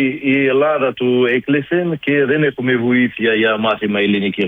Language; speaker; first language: Greek; non-native, learner; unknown